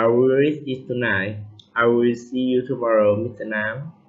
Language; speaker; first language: English; non-native, learner; Vietnamese